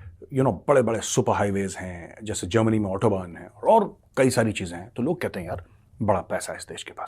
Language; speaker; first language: Hindi; native; Hindi